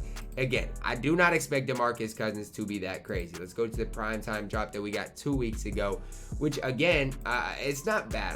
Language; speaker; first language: English; native; English